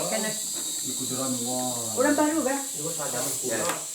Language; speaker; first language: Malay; non-native, fluent; Japanese